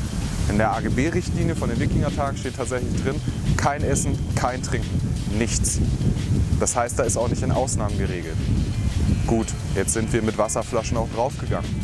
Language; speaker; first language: German; native; German